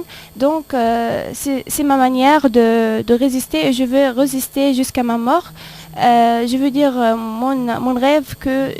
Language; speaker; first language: French; non-native, fluent; Arabic